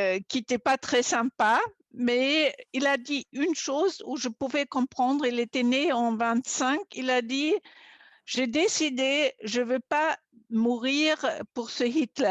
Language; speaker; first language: French; non-native, fluent; German